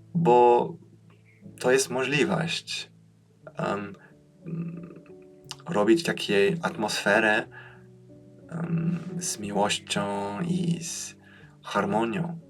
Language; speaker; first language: Polish; non-native, fluent; German